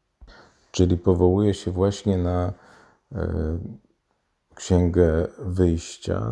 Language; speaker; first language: Polish; native; Polish